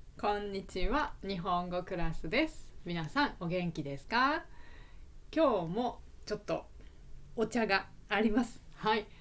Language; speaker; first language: Japanese; native; Japanese